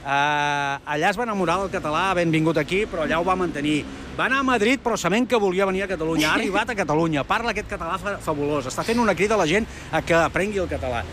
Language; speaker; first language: Catalan; native; Catalan